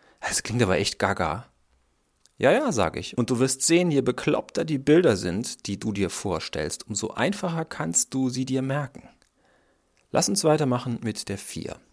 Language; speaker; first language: German; native; German